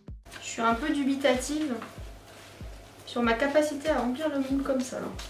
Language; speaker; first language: French; native; French